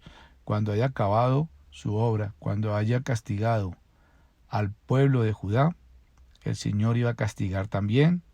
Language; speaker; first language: Spanish; native; Spanish